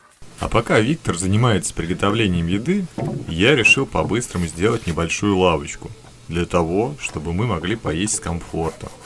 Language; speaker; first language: Russian; native; Russian